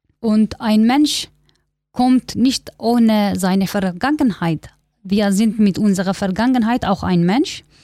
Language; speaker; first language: German; non-native, learner; Kurdish